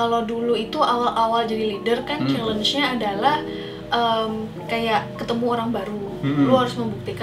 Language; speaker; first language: Indonesian; native; Indonesian